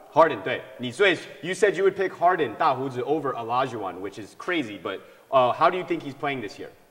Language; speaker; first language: English; early bilingual, other home language; Chinese